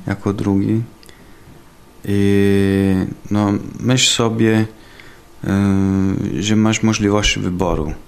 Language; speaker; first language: Polish; non-native, learner; Italian